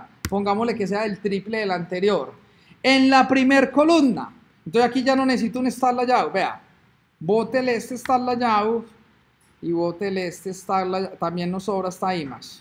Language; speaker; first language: Spanish; native; Spanish